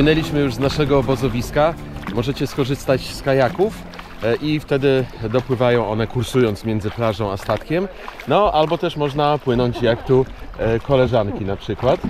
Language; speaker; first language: Polish; native; Polish